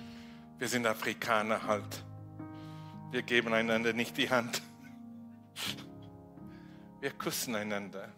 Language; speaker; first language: German; non-native, fluent; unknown